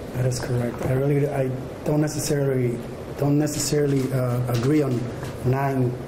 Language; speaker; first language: English; early bilingual, other home language; Spanish